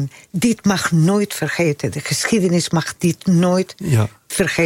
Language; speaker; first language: Dutch; non-native, fluent; Spanish